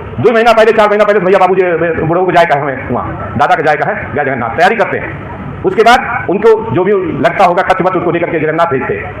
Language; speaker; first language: Hindi; native; Hindi